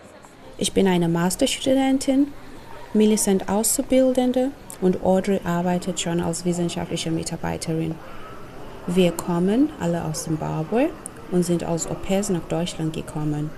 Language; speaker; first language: German; non-native, fluent; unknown